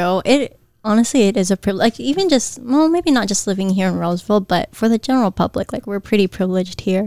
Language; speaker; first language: English; early bilingual, other home language; Filipino